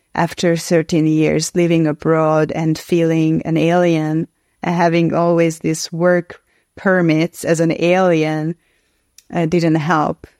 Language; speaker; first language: English; non-native, fluent; Hungarian